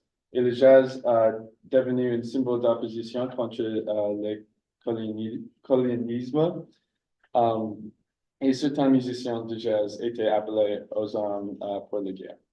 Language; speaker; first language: French; non-native, learner; English